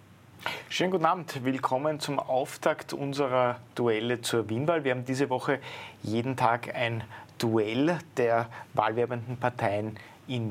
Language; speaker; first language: German; native; German